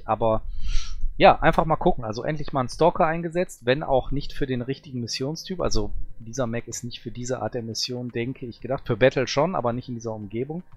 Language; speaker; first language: German; native; German